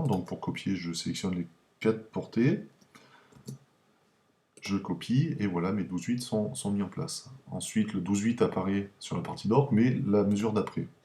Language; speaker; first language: French; native; French